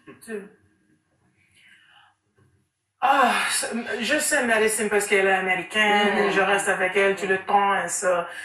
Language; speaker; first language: French; non-native, learner; English